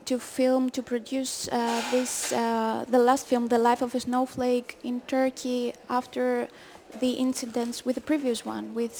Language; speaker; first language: English; non-native, fluent; Greek